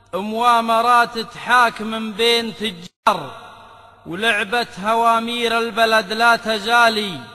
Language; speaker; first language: Arabic; native; Arabic